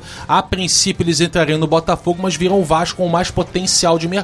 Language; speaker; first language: Portuguese; native; Portuguese